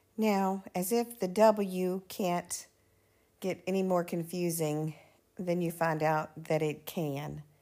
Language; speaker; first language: English; native; English